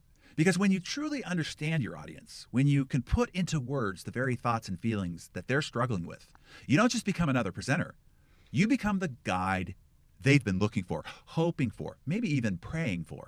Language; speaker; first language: English; native; English